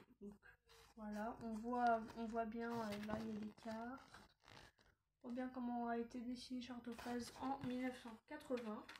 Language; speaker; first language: French; native; French